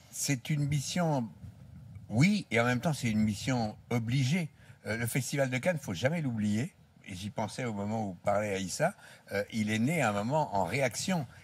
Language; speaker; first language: French; native; French